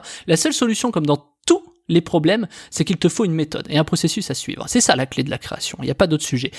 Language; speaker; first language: French; native; French